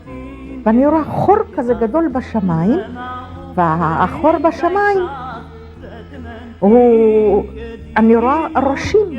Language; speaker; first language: Hebrew; non-native, fluent; Polish